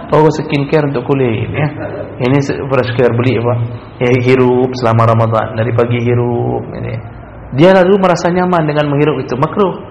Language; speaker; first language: Malay; non-native, local second language; Achinese